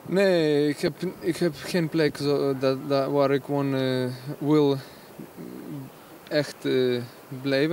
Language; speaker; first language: Dutch; non-native, learner; Ukrainian